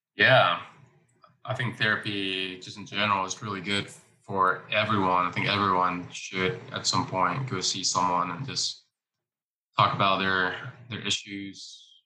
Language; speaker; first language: English; early bilingual, other home language; Spanish